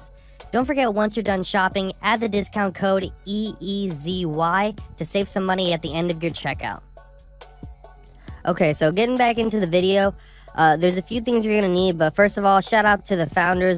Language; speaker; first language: English; native; English